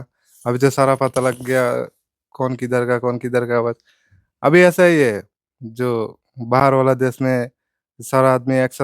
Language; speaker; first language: Hindi; non-native, learner; Bangla